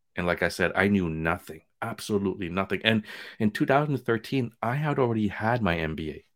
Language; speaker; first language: English; native; English